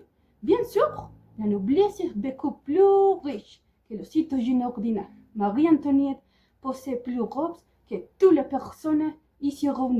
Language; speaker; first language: French; non-native, learner; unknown